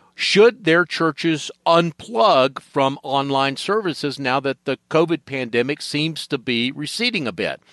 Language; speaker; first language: English; native; English